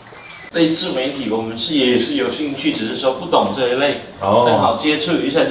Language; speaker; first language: Chinese; native; Chinese